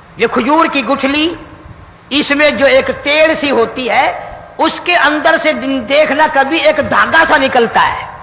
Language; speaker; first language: Urdu; non-native, local second language; Punjabi